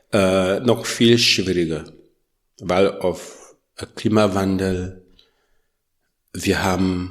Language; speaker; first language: German; non-native, learner; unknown